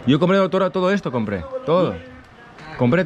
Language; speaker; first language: Spanish; non-native, learner; Greek